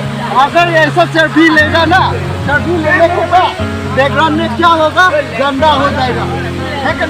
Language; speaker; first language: Hindi; non-native, local second language; Karbi